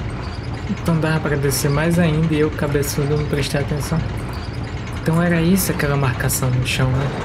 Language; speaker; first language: Portuguese; native; Portuguese